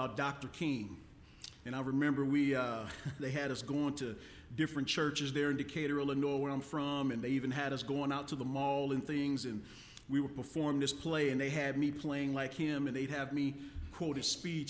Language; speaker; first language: English; native; English